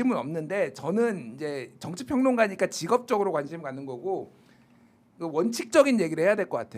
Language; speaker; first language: Korean; native; Korean